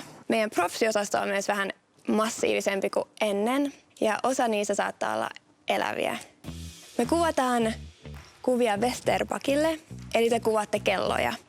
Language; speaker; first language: Finnish; native; Finnish